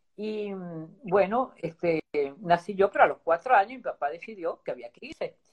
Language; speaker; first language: Spanish; early bilingual, other home language; Italian